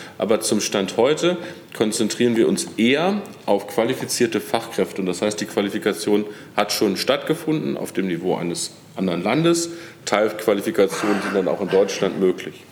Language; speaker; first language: German; native; German